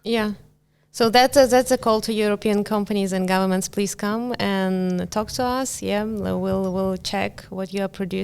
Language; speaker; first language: English; non-native, fluent; Ukrainian